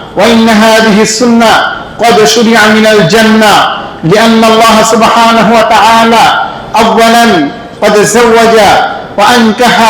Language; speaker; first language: Arabic; non-native, fluent; Bangla